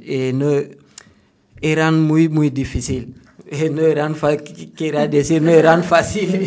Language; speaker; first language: Spanish; non-native, learner; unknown